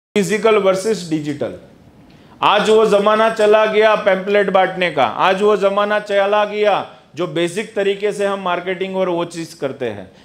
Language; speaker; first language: Hindi; non-native, local second language; Gujarati